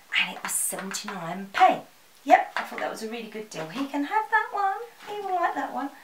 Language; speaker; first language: English; native; English